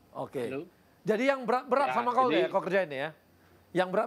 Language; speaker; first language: Indonesian; native; Indonesian